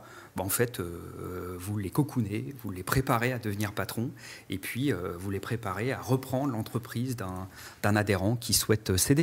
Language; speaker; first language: French; native; French